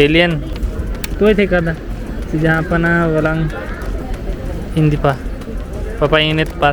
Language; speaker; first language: Filipino; non-native, learner; Punjabi